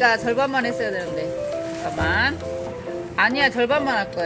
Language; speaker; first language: Korean; native; Korean